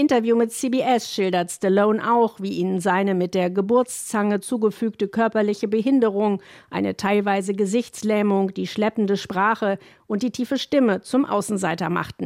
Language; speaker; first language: German; native; German